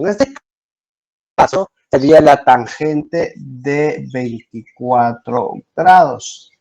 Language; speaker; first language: Spanish; native; Spanish